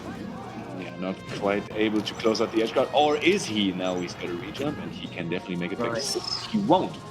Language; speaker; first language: English; non-native, fluent; German